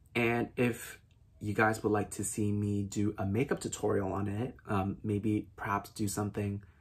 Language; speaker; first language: English; early bilingual, other home language; Vietnamese